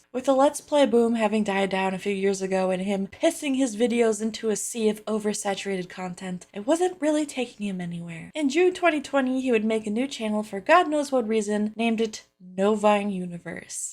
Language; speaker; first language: English; native; English